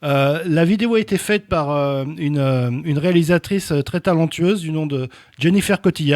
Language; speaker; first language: French; native; French